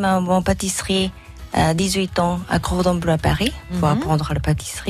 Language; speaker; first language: French; non-native, learner; Japanese